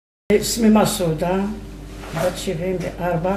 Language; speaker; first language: Hebrew; non-native, fluent; Arabic